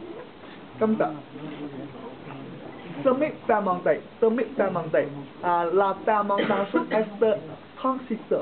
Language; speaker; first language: French; non-native, learner; Chinese